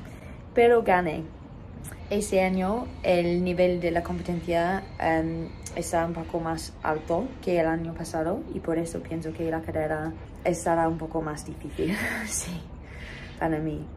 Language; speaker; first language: Spanish; non-native, fluent; English